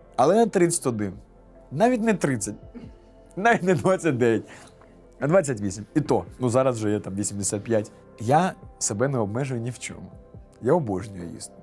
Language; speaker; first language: Ukrainian; non-native, local second language; Russian